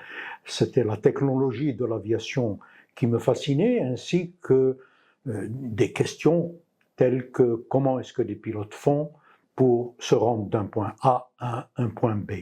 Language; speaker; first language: French; non-native, local second language; Arabic